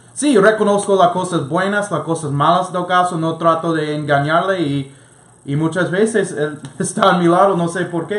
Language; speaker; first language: Spanish; non-native, fluent; English